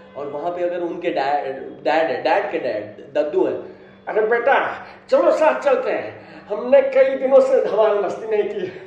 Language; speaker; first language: Hindi; non-native, local second language; Gujarati